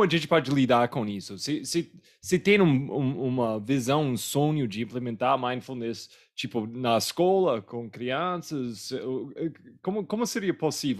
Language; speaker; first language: Portuguese; non-native, fluent; English